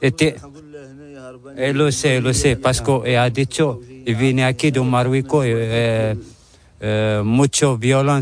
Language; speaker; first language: Spanish; non-native, learner; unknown